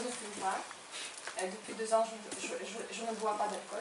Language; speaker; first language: French; non-native, fluent; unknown